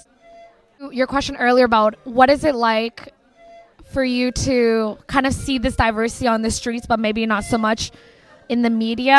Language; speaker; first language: English; native; English